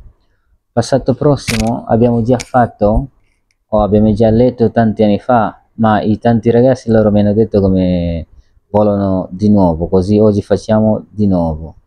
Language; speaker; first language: Italian; non-native, learner; Swahili